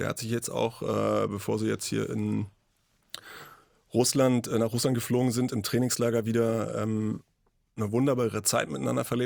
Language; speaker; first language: German; native; German